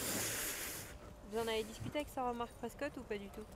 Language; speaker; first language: French; native; French